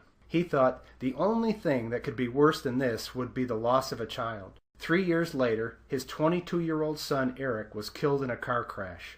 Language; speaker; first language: English; native; English